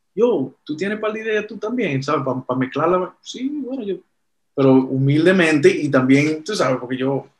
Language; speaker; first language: Spanish; early bilingual, heritage; Spanish